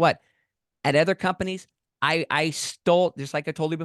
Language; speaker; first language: English; native; English